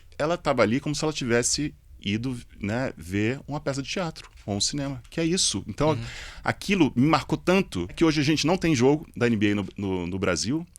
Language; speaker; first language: Portuguese; native; Portuguese